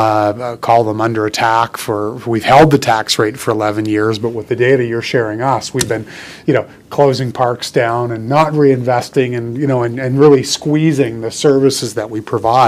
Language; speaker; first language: English; native; English